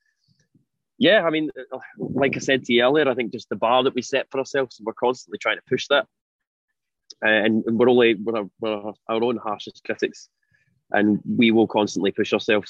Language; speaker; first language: English; native; English